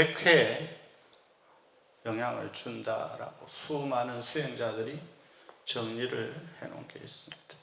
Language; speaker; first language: Korean; native; Korean